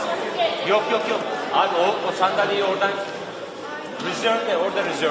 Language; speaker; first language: Turkish; native; Turkish